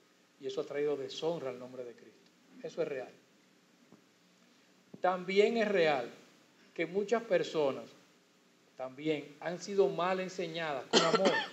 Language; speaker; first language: Spanish; native; Spanish